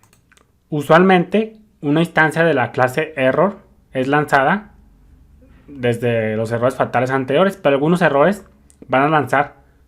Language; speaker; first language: Spanish; native; Spanish